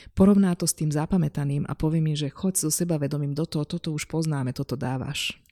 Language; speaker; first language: Slovak; non-native, local second language; Hungarian